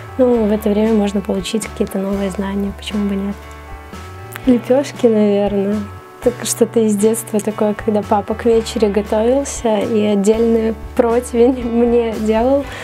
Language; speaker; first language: Russian; native; Russian